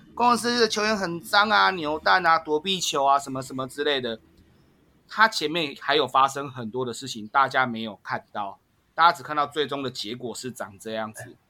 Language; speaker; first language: Chinese; native; Chinese